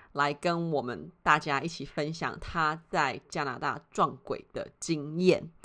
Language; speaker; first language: Chinese; native; Chinese